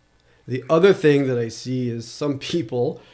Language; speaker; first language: English; non-native, local second language; French